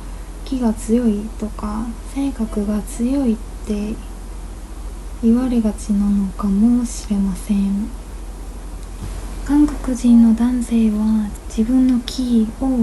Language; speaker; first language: Japanese; non-native, fluent; Korean